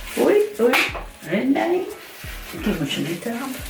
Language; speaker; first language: German; non-native, learner; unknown